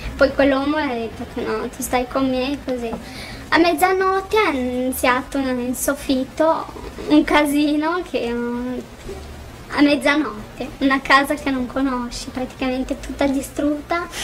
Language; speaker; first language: Italian; non-native, fluent; Romanian